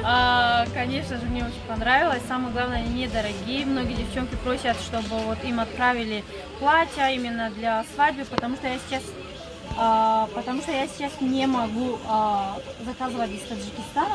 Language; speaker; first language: Russian; non-native, local second language; Tajik